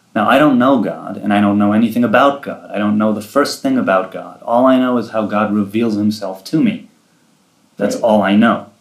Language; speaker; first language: English; early bilingual, other home language; Hebrew